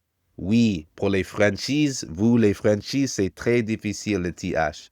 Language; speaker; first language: French; non-native, fluent; English